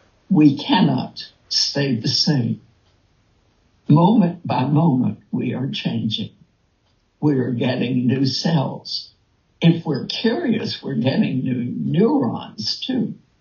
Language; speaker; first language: English; native; English